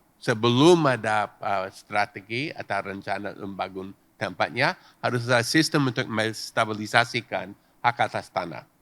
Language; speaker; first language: Indonesian; non-native, fluent; English